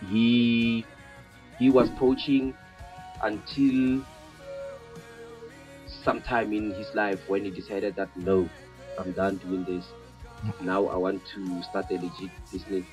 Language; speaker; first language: English; non-native, local second language; Northern Sotho